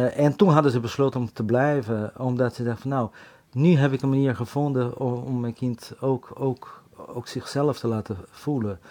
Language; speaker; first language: Dutch; non-native, fluent; Portuguese